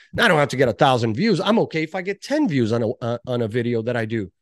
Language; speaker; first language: English; early bilingual, other home language; Portuguese